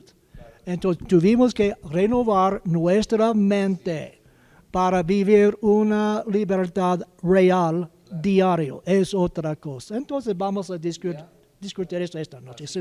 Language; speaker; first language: Spanish; non-native, learner; English